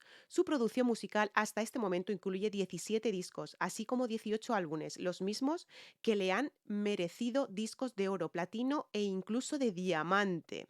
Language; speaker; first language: Spanish; native; Spanish